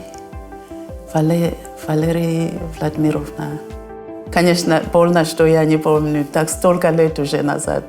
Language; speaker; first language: Russian; non-native, fluent; North Ndebele